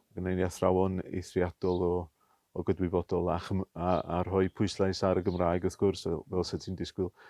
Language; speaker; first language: Welsh; native; Welsh